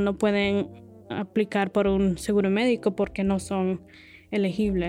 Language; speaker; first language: Spanish; early bilingual, heritage; Spanish